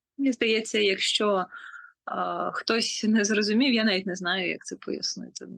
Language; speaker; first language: Ukrainian; native; Ukrainian